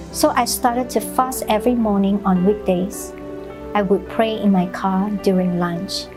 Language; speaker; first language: English; non-native, local second language; Chinese